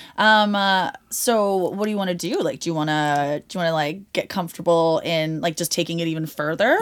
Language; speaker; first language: English; native; English